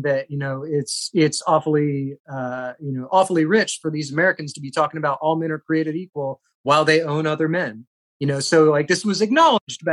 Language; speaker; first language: English; native; English